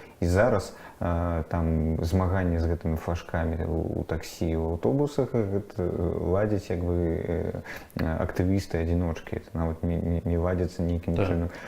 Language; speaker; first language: Belarusian; non-native, fluent; Russian